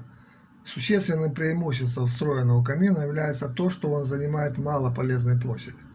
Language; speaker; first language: Russian; native; Russian